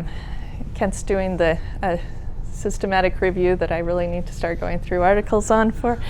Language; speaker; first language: English; native; English